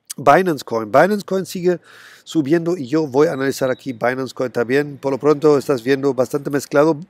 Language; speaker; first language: Spanish; non-native, fluent; German